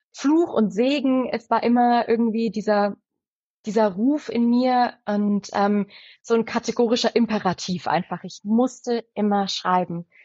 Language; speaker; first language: German; early bilingual, other home language; Persian